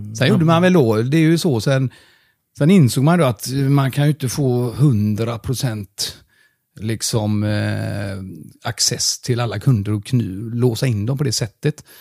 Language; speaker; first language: Swedish; non-native, fluent; German